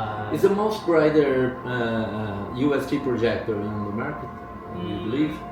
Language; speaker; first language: English; non-native, learner; Portuguese